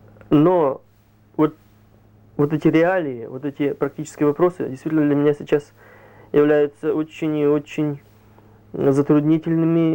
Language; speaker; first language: Russian; native; Russian